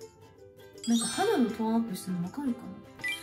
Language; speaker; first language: Japanese; native; Japanese